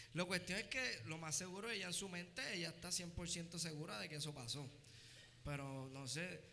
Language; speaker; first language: Spanish; native; Spanish